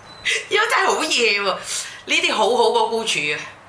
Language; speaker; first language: Cantonese; non-native, fluent; Indonesian